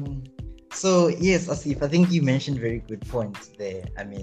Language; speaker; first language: English; non-native, local second language; Zulu